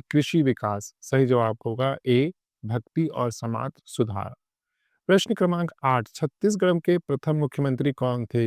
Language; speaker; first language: Hindi; native; Hindi